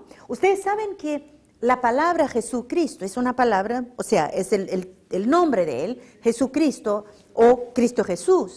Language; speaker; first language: Spanish; non-native, fluent; Portuguese